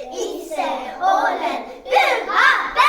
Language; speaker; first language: Estonian; non-native, local second language; Russian